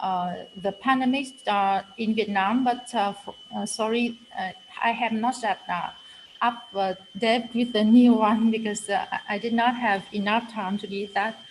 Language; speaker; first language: English; non-native, fluent; Vietnamese